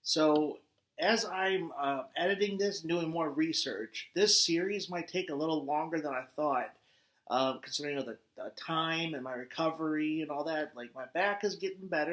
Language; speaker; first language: English; native; English